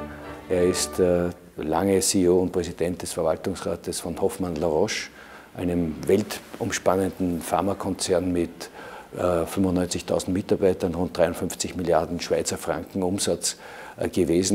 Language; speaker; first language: German; native; German